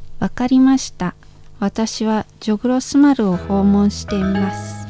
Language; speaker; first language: Japanese; non-native, fluent; Indonesian